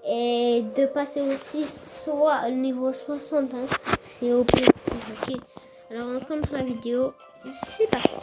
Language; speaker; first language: French; non-native, fluent; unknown